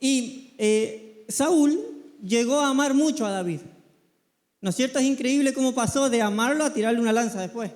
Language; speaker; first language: Spanish; native; Spanish